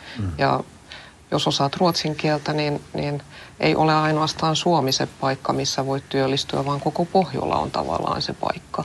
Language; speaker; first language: Finnish; non-native, local second language; Swedish